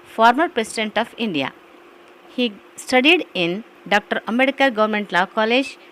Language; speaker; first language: English; non-native, local second language; Kannada